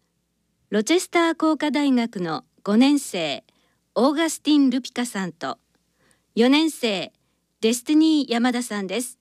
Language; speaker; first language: Japanese; native; Japanese